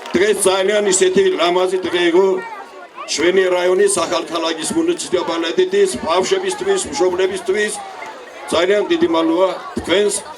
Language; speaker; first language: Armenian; native; Armenian